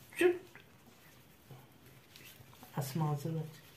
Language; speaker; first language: Russian; native; Russian